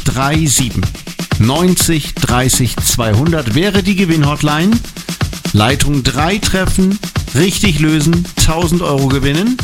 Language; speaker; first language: German; native; German